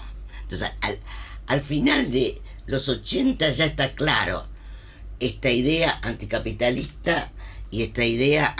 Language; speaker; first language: Spanish; native; Spanish